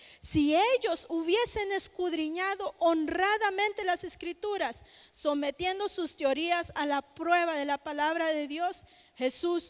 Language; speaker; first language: Spanish; native; Spanish